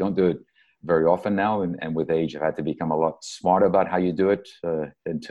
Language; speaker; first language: English; native; English